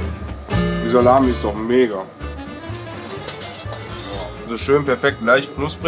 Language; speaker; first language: German; native; German